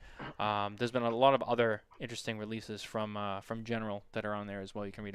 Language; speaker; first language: English; native; English